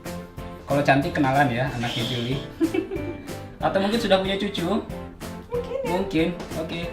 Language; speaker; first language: Indonesian; native; Indonesian